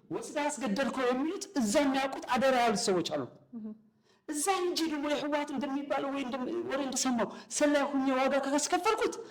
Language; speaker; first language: Amharic; non-native, local second language; Tigrinya